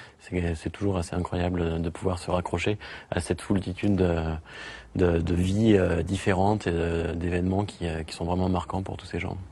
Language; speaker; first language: French; native; French